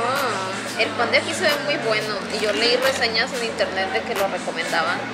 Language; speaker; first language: Spanish; native; Spanish